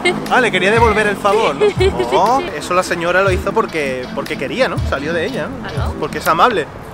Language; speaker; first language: Spanish; native; Spanish